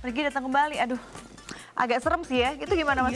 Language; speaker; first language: Indonesian; native; Indonesian